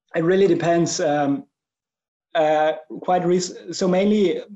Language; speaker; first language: English; non-native, fluent; German